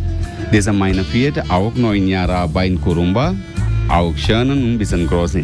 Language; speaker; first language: German; non-native, learner; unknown